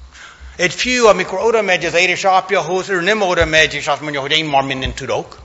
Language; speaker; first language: Hungarian; non-native, fluent; English